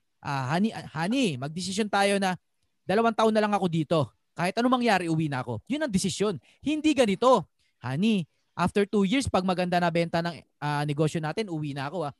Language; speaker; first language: Filipino; native; Filipino